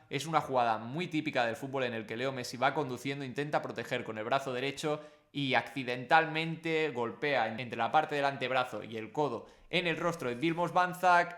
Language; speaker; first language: Spanish; native; Spanish